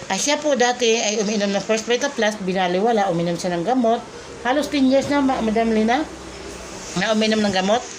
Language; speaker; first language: Filipino; non-native, local second language; Waray